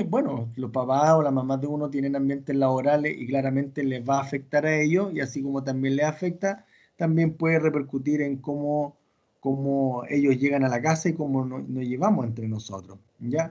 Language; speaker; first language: Spanish; native; Spanish